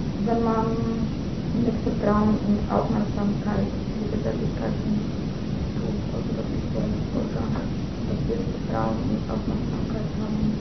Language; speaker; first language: German; non-native, fluent; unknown